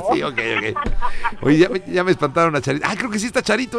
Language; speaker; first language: Spanish; native; Spanish